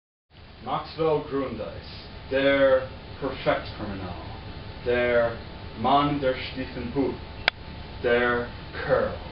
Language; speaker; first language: German; non-native, learner; English